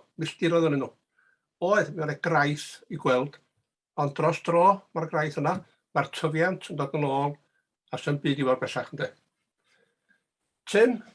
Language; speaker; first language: Welsh; native; Welsh